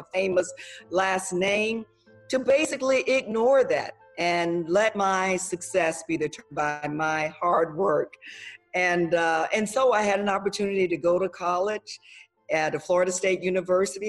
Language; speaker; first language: English; native; English